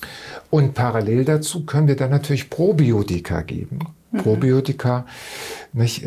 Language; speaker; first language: German; native; German